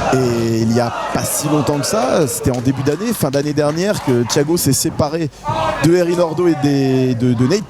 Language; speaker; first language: French; native; French